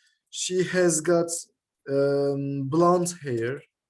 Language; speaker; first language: English; non-native, fluent; Turkish